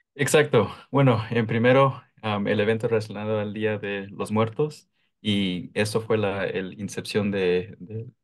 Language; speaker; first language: Spanish; early bilingual, heritage; Spanish